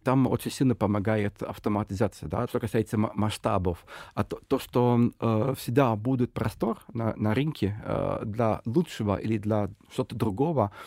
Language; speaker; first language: Russian; non-native, fluent; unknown